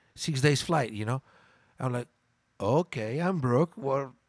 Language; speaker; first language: English; non-native, fluent; Italian